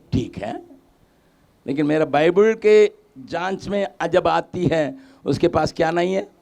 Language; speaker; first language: Hindi; non-native, local second language; Tamil